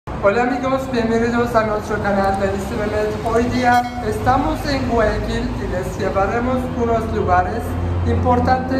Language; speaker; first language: Spanish; non-native, learner; Turkish